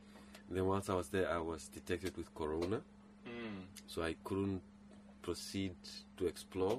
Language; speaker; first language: English; non-native, local second language; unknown